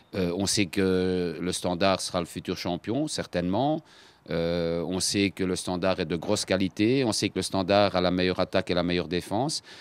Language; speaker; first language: French; native; French